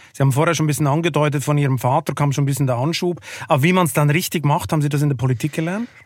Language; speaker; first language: German; native; German